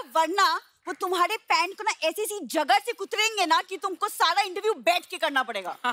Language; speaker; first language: Hindi; native; Hindi